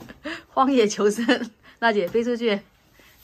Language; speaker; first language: Chinese; native; Chinese